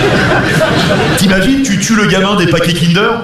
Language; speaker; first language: French; native; French